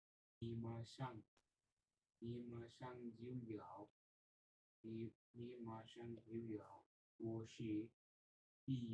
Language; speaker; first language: Chinese; non-native, learner; Bangla